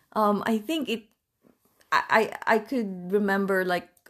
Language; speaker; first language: English; non-native, local second language; Filipino